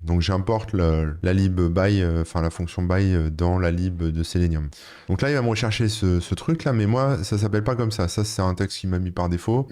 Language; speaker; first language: French; native; French